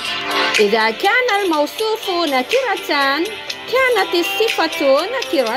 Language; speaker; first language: Arabic; non-native, fluent; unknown